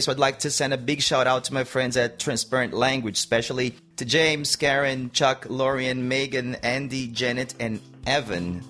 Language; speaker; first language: English; non-native, fluent; Portuguese